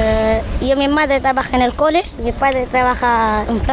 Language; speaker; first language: Spanish; non-native, learner; Arabic